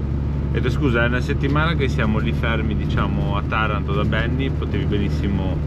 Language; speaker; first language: Italian; native; Italian